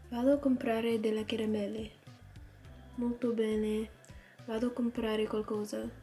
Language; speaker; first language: Italian; non-native, learner; English